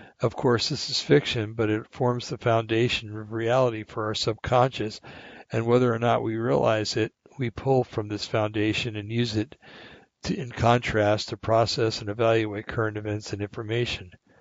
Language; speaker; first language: English; native; English